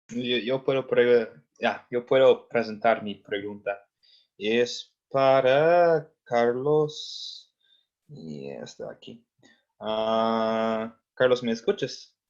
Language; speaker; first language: Spanish; non-native, fluent; English